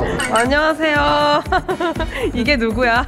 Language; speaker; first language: Korean; native; Korean